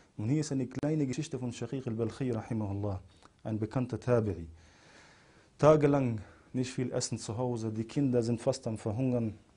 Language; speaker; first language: German; non-native, fluent; Arabic